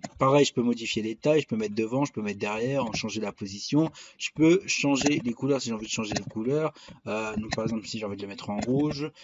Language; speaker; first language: French; native; French